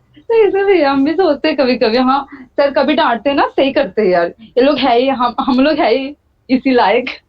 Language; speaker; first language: Hindi; non-native, local second language; Bangla